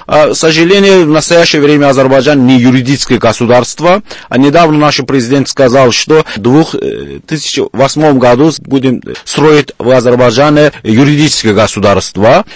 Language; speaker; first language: Russian; non-native, local second language; Azerbaijani